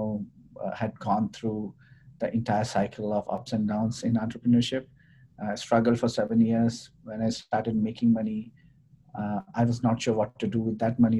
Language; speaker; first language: English; non-native, local second language; Hindi